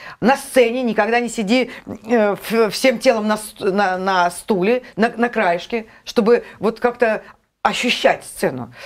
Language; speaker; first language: Russian; native; Russian